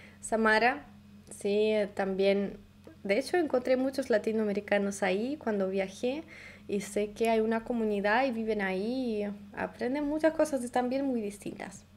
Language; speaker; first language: Spanish; non-native, fluent; Russian